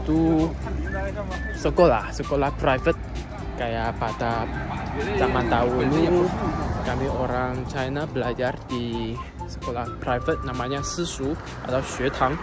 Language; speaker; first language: Indonesian; non-native, fluent; Chinese